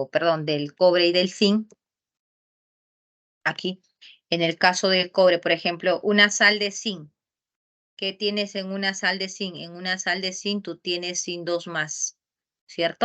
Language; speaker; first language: Spanish; native; Spanish